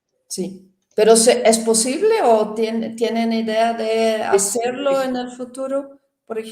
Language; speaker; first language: Spanish; non-native, fluent; Portuguese